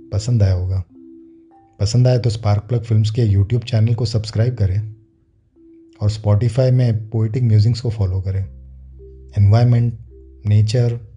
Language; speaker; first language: Hindi; non-native, local second language; Gujarati